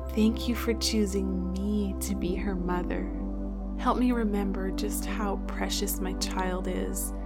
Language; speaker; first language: English; native; English